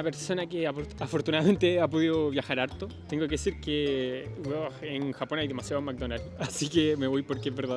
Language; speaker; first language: Spanish; native; Spanish